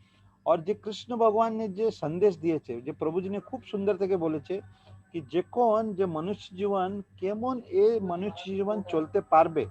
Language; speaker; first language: Bangla; non-native, learner; Hindi